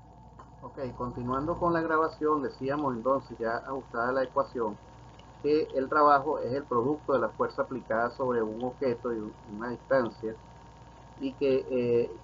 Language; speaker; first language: Spanish; native; Spanish